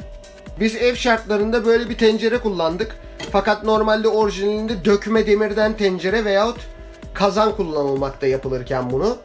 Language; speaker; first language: Turkish; native; Turkish